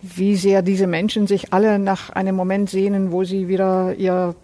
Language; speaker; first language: German; native; German